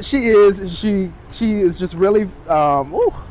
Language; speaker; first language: English; native; English